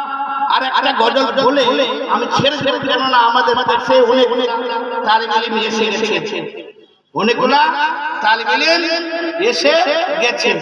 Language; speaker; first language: Bangla; native; Bangla